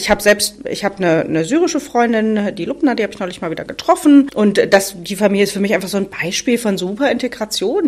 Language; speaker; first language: German; native; German